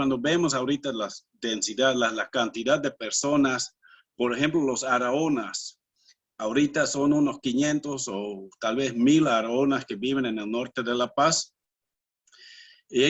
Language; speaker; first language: Spanish; non-native, fluent; Dutch